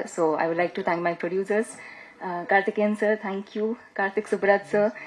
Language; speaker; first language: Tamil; non-native, fluent; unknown